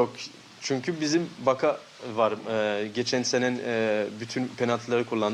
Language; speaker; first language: Turkish; early bilingual, heritage; Turkish